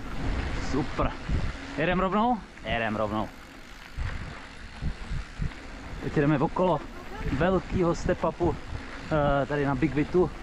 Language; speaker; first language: Czech; native; Czech